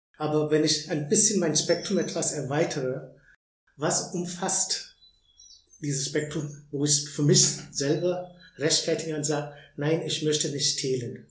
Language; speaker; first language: German; non-native, fluent; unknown